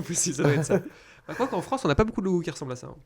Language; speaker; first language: French; native; French